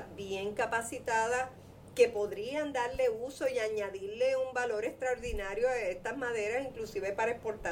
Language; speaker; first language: Spanish; native; Spanish